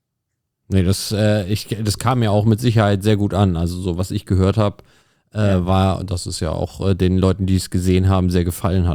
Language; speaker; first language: German; native; German